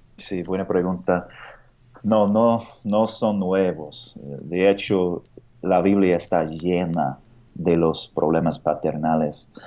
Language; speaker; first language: Spanish; non-native, fluent; English